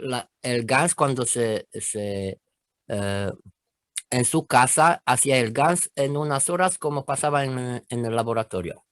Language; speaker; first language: Spanish; non-native, fluent; Romanian